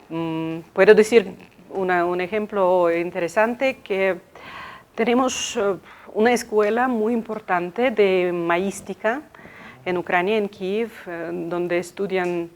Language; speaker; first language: Spanish; non-native, fluent; Ukrainian